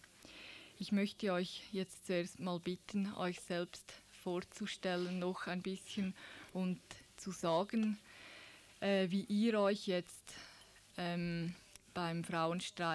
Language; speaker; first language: German; native; German